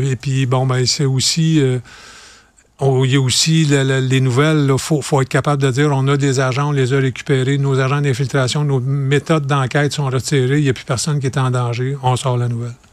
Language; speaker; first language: French; native; French